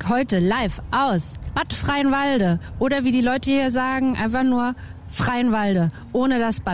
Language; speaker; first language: German; native; German